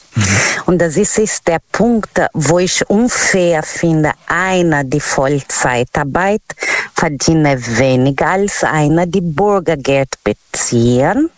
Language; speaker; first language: German; non-native, learner; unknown